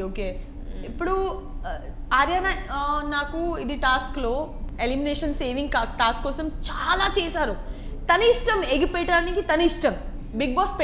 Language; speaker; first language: Telugu; non-native, learner; Gujarati